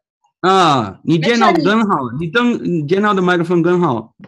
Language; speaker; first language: Chinese; non-native, fluent; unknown